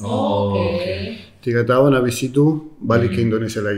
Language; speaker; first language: Indonesian; non-native, fluent; Spanish